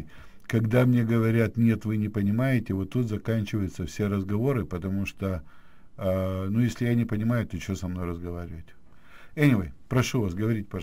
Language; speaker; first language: Russian; native; Russian